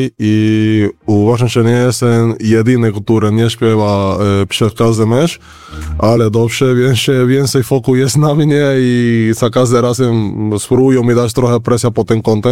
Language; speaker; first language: Polish; non-native, learner; Spanish